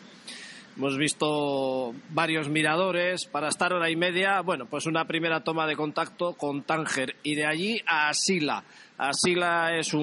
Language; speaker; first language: Spanish; native; Spanish